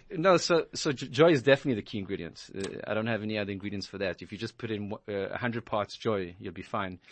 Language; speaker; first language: English; native; English